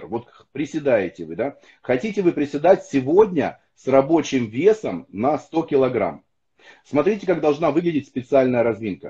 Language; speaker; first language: Russian; native; Russian